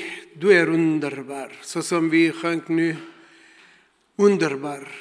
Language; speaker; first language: Swedish; non-native, learner; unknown